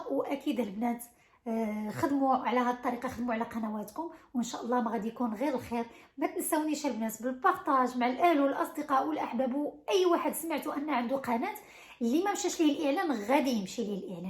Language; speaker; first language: Arabic; native; Arabic